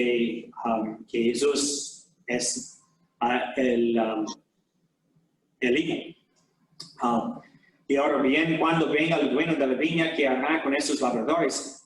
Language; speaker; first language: Spanish; non-native, fluent; English